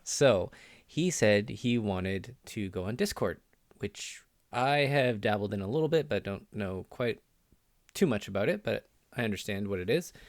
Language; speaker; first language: English; native; English